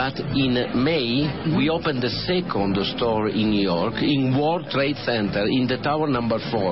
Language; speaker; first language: English; non-native, learner; Italian